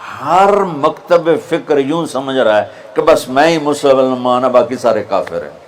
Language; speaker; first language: Urdu; non-native, local second language; Punjabi